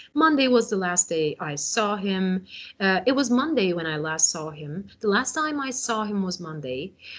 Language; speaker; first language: English; non-native, fluent; Turkish